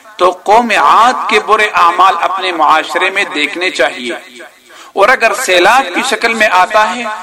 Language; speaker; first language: Urdu; non-native, local second language; Pashto